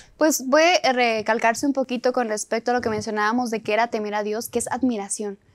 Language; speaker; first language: Spanish; native; Spanish